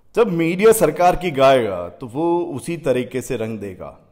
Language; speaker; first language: Hindi; native; Hindi